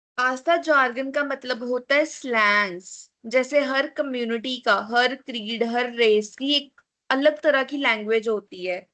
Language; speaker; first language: Hindi; non-native, local second language; Punjabi